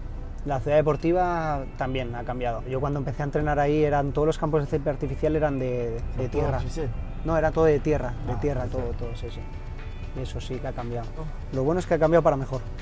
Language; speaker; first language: Spanish; native; Spanish